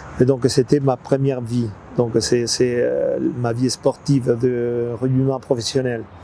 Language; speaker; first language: French; non-native, fluent; Spanish